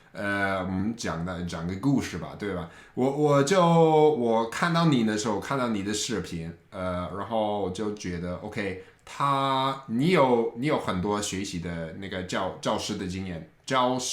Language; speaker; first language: Chinese; non-native, fluent; English